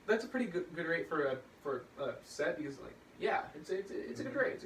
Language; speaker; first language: English; native; English